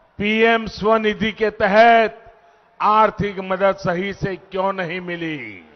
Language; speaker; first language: Hindi; native; Hindi